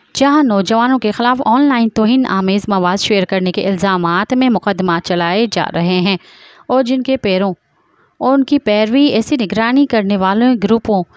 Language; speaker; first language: Urdu; non-native, local second language; Sindhi